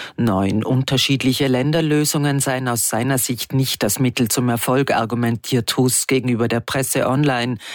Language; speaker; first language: German; native; German